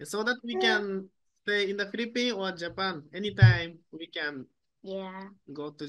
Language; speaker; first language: English; non-native, learner; Japanese